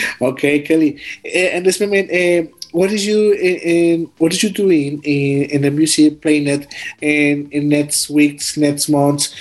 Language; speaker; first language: English; non-native, learner; Spanish